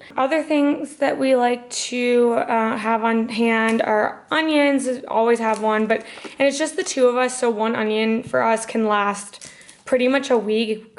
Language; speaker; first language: English; native; English